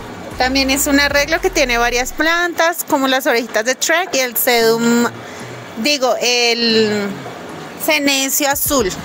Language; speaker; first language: Spanish; native; Spanish